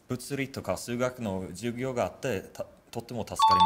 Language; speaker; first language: Japanese; non-native, learner; Swedish